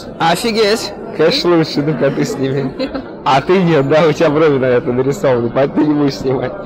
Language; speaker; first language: Russian; native; Russian